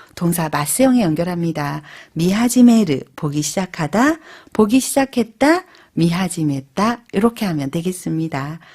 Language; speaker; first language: Korean; native; Korean